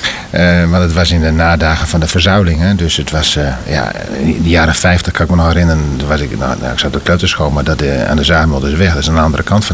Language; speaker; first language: Dutch; native; Dutch